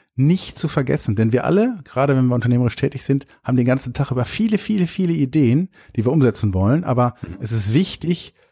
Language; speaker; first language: German; native; German